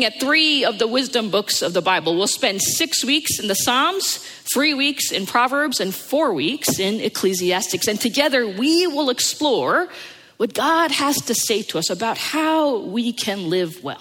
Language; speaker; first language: English; native; English